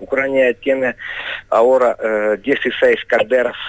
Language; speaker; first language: Spanish; non-native, fluent; Ukrainian